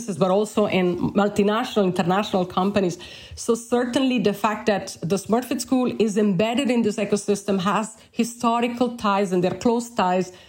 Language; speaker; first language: English; non-native, fluent; Italian